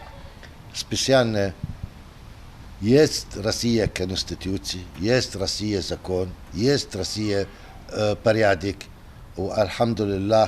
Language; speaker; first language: Russian; non-native, learner; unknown